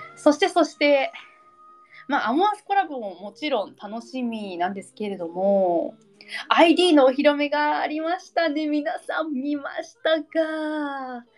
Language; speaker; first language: Japanese; native; Japanese